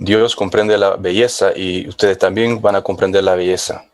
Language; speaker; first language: Spanish; non-native, fluent; English